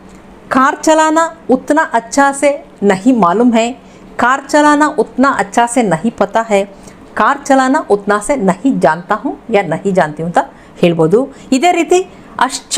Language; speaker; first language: Hindi; non-native, local second language; Kannada